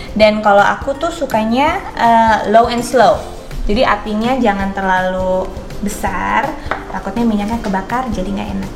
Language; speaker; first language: Indonesian; native; Indonesian